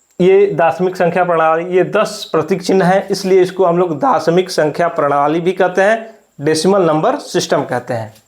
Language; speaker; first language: Hindi; native; Hindi